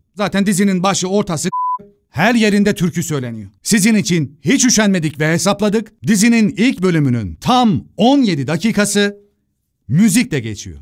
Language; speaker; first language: Turkish; native; Turkish